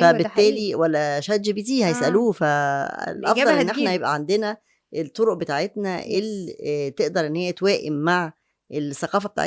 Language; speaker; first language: Arabic; native; Arabic